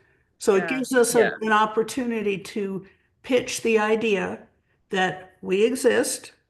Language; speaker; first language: English; native; English